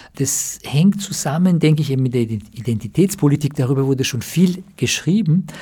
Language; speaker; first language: German; early bilingual, other home language; Persian